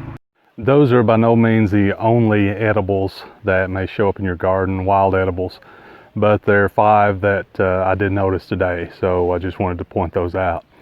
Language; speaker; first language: English; native; English